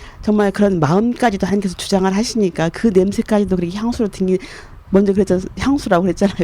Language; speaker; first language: Korean; native; Korean